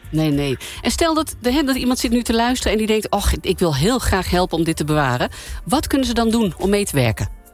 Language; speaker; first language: Dutch; native; Dutch